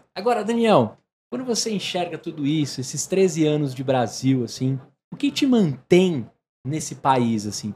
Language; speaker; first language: Portuguese; native; Portuguese